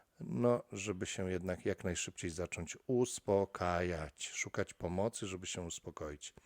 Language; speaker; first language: Polish; native; Polish